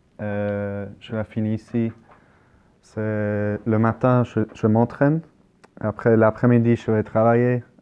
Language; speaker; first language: French; non-native, local second language; German